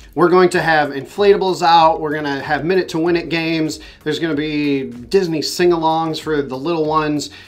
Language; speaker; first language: English; native; English